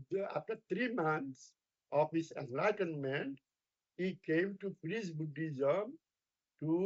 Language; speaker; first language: English; non-native, fluent; Bangla